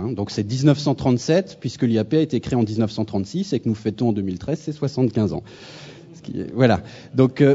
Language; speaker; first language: French; native; French